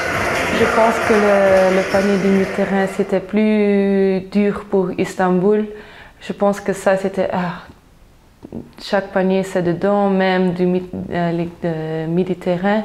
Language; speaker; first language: French; non-native, local second language; Dutch